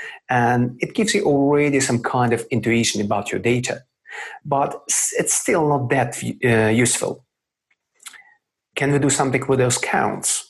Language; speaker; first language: English; non-native, fluent; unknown